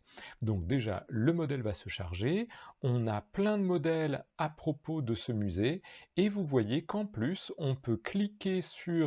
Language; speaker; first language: French; native; French